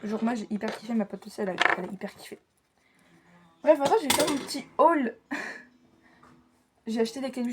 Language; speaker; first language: French; native; French